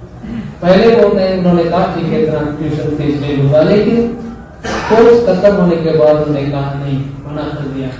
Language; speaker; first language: Hindi; non-native, local second language; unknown